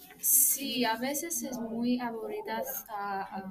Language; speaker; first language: Spanish; non-native, learner; English